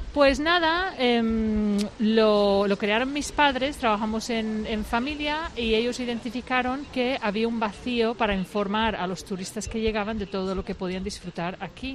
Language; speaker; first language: Spanish; non-native, fluent; English